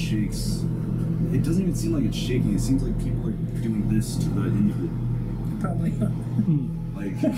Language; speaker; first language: English; native; English